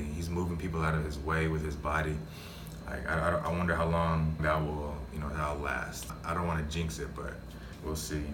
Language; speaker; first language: English; native; English